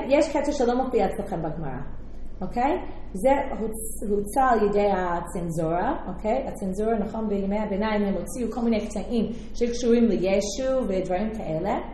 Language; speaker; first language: Hebrew; non-native, fluent; English